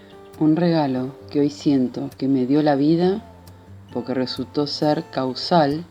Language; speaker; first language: Spanish; native; Spanish